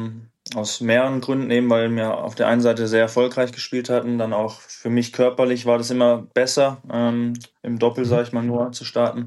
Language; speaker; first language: German; native; German